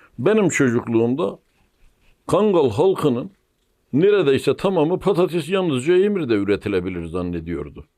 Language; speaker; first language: Turkish; native; Turkish